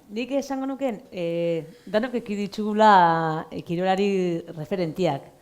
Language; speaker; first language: Basque; native; Basque